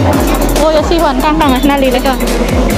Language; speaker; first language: Chinese; non-native, learner; Indonesian